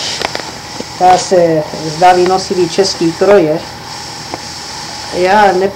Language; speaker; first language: Czech; early bilingual, heritage; Czech